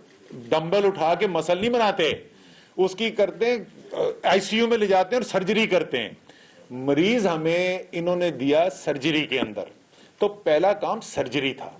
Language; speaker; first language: Urdu; native; Urdu